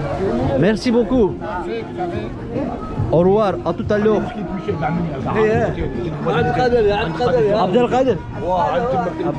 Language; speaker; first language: French; non-native, learner; Turkish